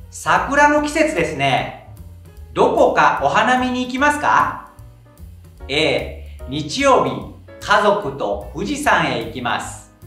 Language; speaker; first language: Japanese; non-native, fluent; Indonesian